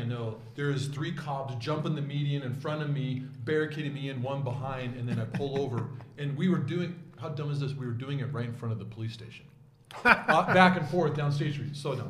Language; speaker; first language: English; native; English